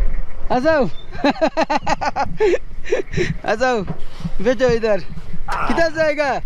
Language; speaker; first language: Hindi; non-native, learner; Bangla